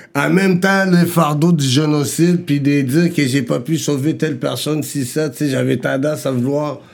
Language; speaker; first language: French; early bilingual, other home language; Rundi